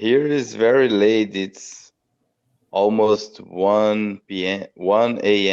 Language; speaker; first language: English; non-native, learner; Portuguese